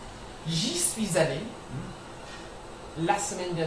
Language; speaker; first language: French; non-native, learner; English